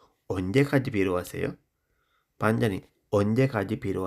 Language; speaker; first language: Korean; non-native, fluent; Sinhala